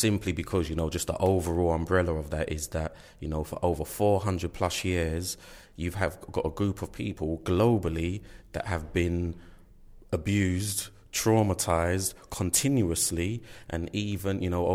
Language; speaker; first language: English; native; English